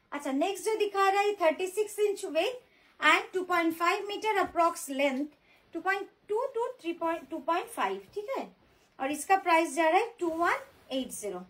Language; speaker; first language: Hindi; non-native, local second language; Bangla